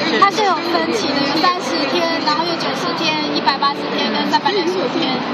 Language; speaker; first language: Chinese; native; Chinese